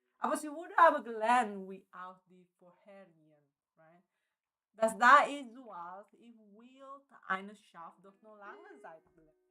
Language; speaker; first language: German; non-native, learner; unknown